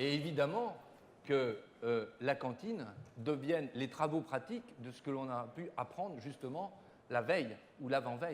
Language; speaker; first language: French; native; French